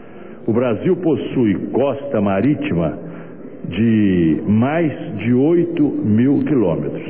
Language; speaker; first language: Portuguese; native; Portuguese